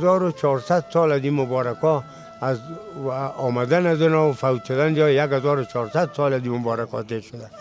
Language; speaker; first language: Persian; native; Persian